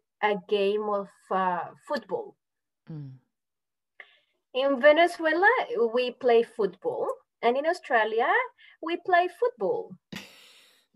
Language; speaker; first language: English; non-native, fluent; Spanish